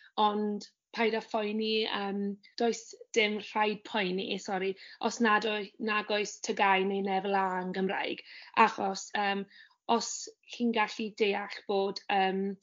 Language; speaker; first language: Welsh; non-native, learner; English